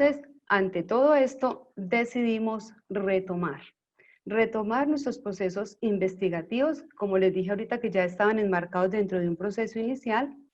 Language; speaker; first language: Spanish; native; Spanish